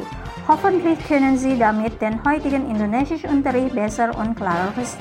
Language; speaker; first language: German; non-native, fluent; Indonesian